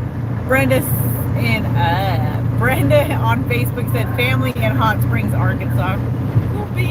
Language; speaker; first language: English; native; English